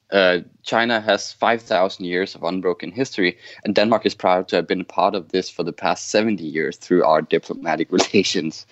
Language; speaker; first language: English; non-native, fluent; Danish